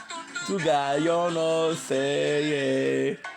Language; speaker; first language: Spanish; non-native, learner; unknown